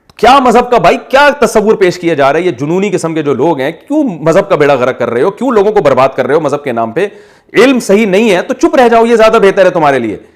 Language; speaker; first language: Urdu; native; Urdu